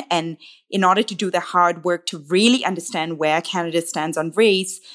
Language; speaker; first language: English; non-native, local second language; Tamil